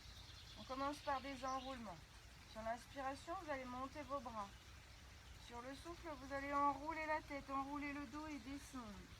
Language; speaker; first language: French; native; French